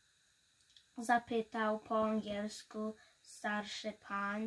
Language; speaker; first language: Polish; early bilingual, heritage; Polish